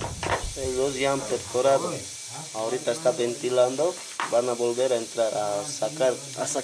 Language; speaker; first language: Spanish; native; Spanish